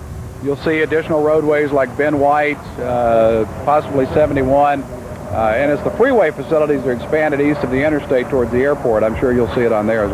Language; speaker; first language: English; native; English